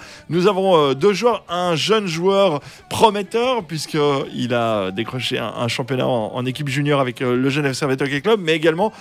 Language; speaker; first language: French; native; French